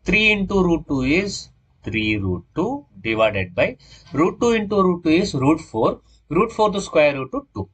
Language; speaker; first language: English; non-native, local second language; Kannada